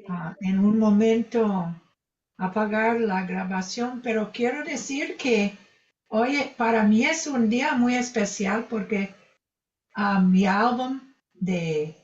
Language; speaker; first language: Spanish; non-native, fluent; English